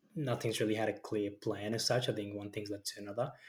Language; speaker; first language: English; early bilingual, other home language; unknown